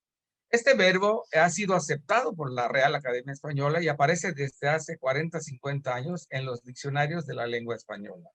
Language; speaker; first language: Spanish; native; Spanish